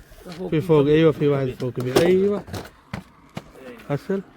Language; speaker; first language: Arabic; non-native, learner; Urdu